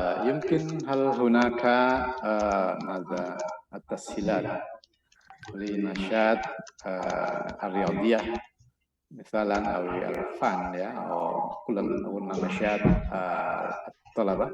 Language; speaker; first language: Arabic; non-native, fluent; Indonesian